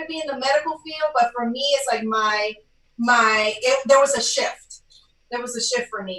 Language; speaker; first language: English; non-native, fluent; Spanish